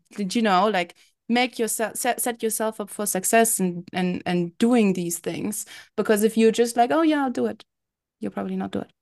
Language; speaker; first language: English; non-native, fluent; German